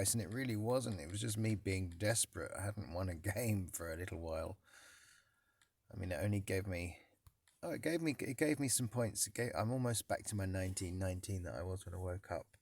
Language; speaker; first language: English; native; English